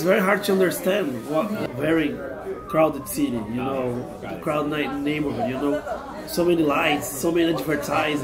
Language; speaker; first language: English; non-native, fluent; Portuguese